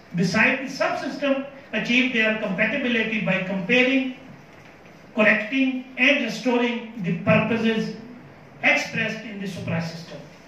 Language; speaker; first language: English; non-native, local second language; Urdu